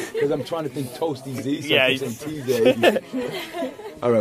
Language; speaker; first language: English; native; English